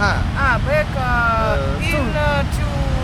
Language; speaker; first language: English; non-native, learner; Russian